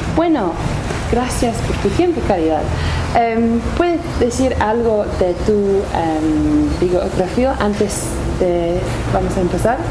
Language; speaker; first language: Spanish; non-native, learner; English